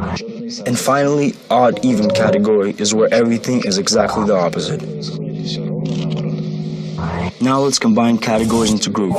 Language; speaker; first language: English; non-native, fluent; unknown